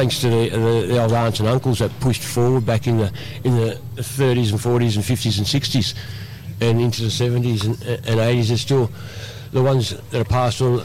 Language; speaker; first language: English; native; English